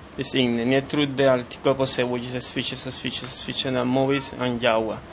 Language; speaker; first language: Polish; non-native, learner; Spanish